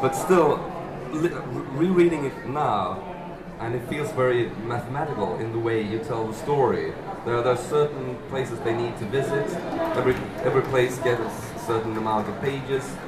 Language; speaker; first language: English; non-native, fluent; Swedish